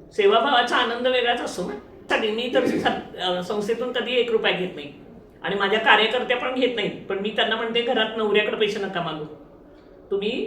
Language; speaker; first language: Marathi; native; Marathi